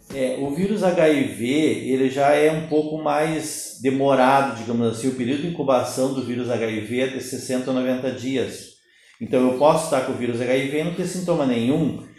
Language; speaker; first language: Portuguese; native; Portuguese